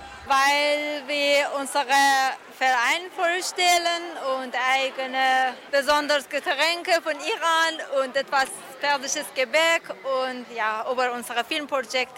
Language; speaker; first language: German; non-native, learner; Persian